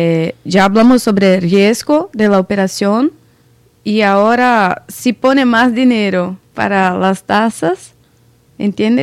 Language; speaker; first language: Spanish; non-native, learner; Portuguese